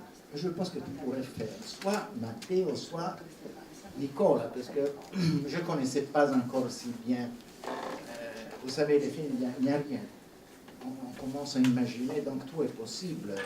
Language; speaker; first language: French; non-native, fluent; Italian